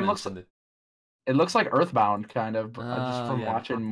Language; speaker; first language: English; native; English